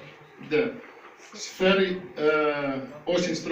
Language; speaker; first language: Russian; non-native, learner; Dutch